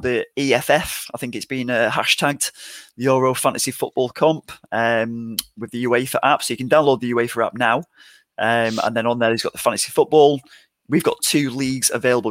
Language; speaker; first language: English; native; English